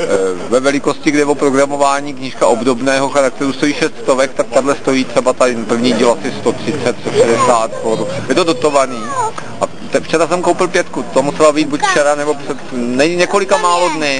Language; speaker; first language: Czech; native; Czech